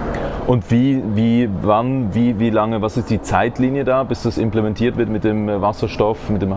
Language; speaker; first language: German; native; German